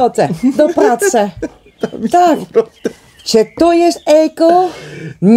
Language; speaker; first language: Polish; non-native, learner; Dutch